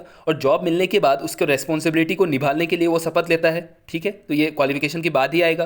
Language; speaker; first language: Hindi; native; Hindi